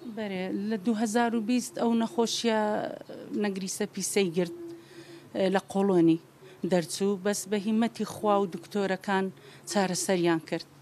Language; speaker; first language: Central Kurdish; native; Central Kurdish